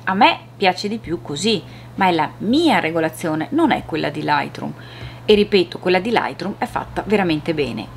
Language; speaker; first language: Italian; native; Italian